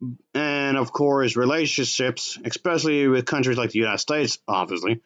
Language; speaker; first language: English; native; English